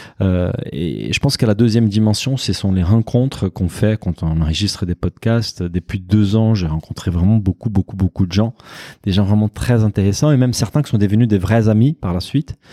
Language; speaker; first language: French; non-native, fluent; Portuguese